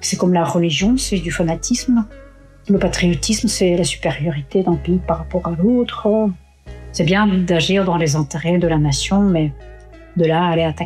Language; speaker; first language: French; non-native, fluent; Russian